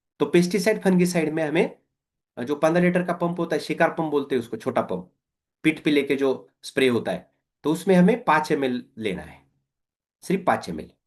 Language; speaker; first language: Hindi; non-native, local second language; Marathi